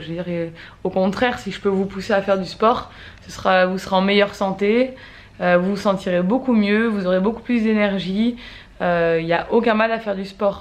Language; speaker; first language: French; native; French